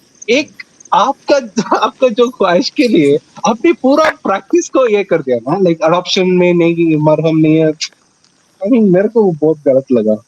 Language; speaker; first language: Hindi; non-native, local second language; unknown